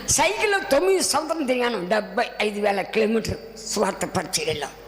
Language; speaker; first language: Telugu; non-native, local second language; Tamil